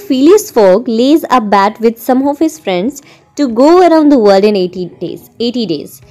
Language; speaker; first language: English; non-native, local second language; Hindi